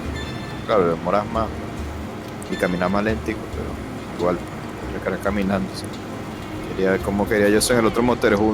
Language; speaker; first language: Spanish; native; Spanish